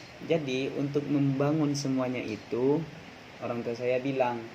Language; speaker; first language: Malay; non-native, local second language; Madurese